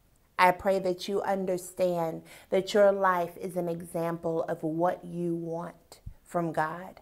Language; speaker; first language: English; native; English